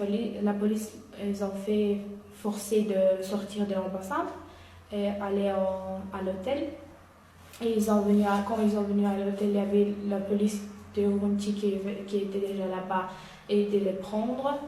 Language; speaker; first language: French; non-native, learner; Uyghur